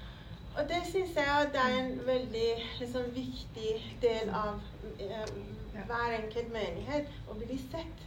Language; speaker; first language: Norwegian; non-native, fluent; Persian